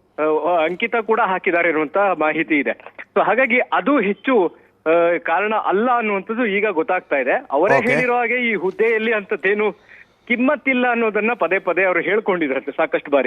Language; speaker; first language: Kannada; native; Kannada